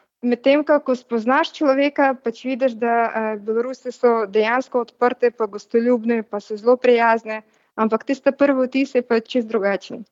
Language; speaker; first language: Slovenian; non-native, fluent; Belarusian